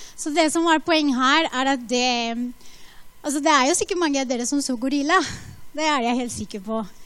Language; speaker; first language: Norwegian; non-native, fluent; Spanish